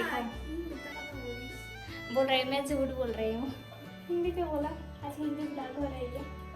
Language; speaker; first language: Hindi; non-native, local second language; Bangla